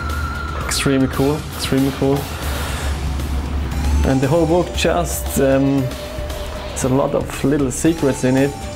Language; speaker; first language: English; non-native, fluent; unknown